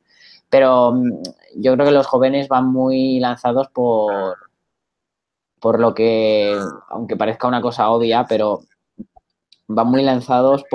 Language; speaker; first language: Spanish; native; Spanish